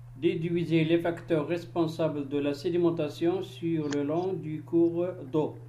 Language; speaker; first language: French; non-native, local second language; Arabic